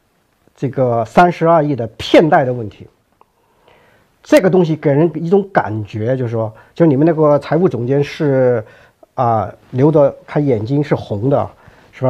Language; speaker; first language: Chinese; native; Chinese